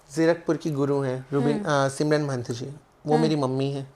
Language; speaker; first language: Hindi; non-native, local second language; Punjabi